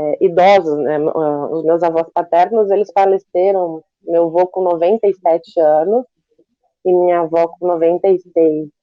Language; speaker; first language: Portuguese; native; Portuguese